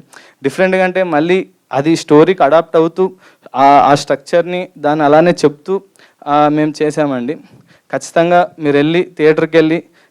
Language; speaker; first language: Telugu; native; Telugu